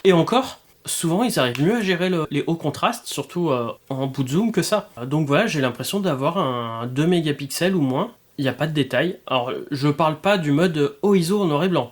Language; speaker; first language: French; native; French